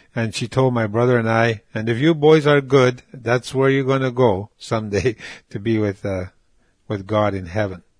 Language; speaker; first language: English; non-native, fluent; Cree